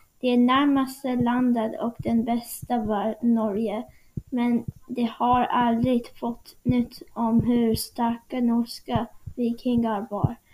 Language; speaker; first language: Swedish; non-native, learner; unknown